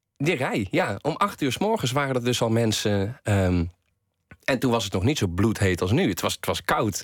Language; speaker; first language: Dutch; native; Dutch